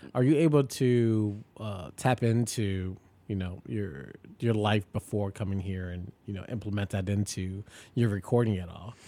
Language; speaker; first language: English; native; English